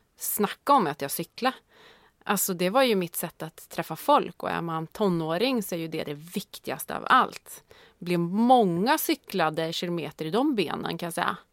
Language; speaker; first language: Swedish; native; Swedish